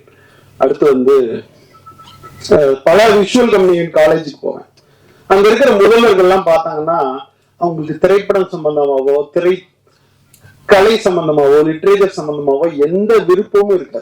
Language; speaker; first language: Tamil; native; Tamil